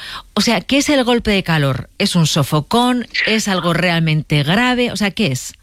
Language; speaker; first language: Spanish; native; Spanish